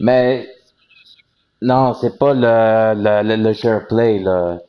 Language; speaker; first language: French; native; French